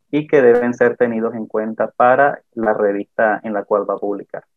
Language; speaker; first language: Spanish; native; Spanish